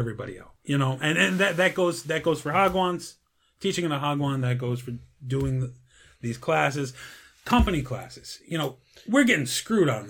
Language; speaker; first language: English; native; English